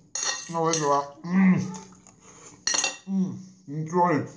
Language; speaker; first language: French; native; French